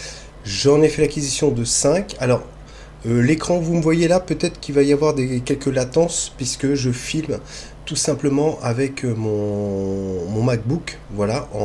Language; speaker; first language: French; native; French